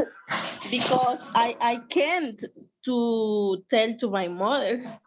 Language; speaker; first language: English; non-native, learner; Spanish